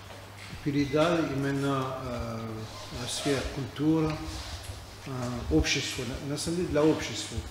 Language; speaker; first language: Russian; non-native, fluent; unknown